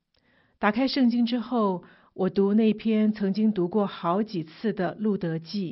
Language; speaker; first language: Chinese; native; Chinese